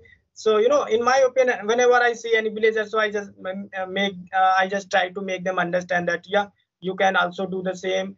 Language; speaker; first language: English; non-native, fluent; Hindi